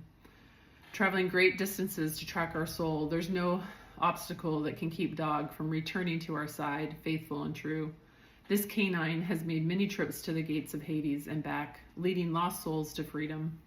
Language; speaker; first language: English; native; English